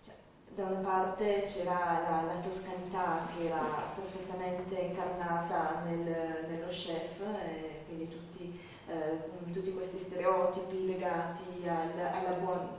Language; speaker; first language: Italian; native; Italian